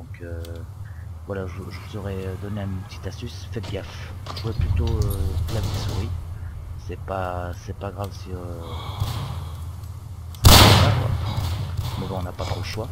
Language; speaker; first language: French; native; French